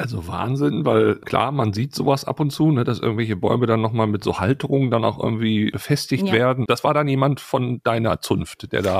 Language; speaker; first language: German; native; German